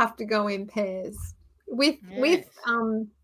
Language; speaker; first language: English; native; English